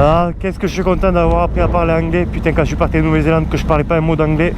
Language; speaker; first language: French; native; French